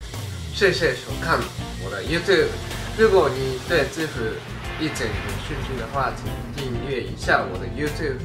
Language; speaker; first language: Chinese; non-native, fluent; Japanese